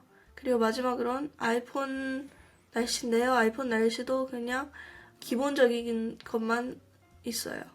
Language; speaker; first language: Korean; early bilingual, heritage; Korean